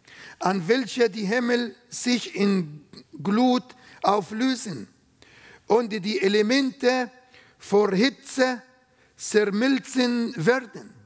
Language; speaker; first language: German; non-native, learner; Arabic